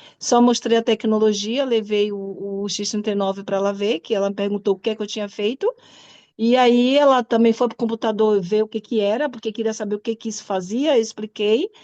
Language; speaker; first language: Portuguese; native; Portuguese